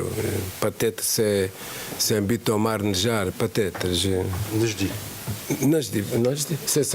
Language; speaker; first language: French; non-native, fluent; Portuguese